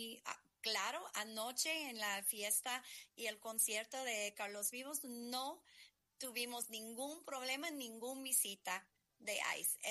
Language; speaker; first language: Spanish; non-native, learner; English